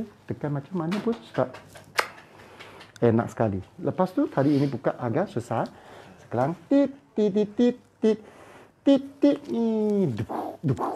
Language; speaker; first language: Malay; non-native, local second language; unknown